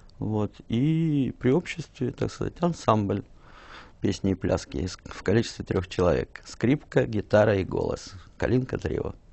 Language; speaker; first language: Russian; native; Russian